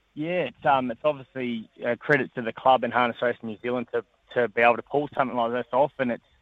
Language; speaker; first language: English; native; English